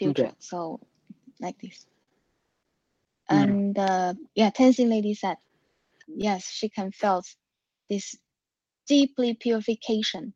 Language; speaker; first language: English; non-native, learner; Chinese